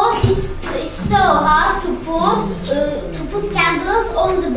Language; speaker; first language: English; non-native, learner; Azerbaijani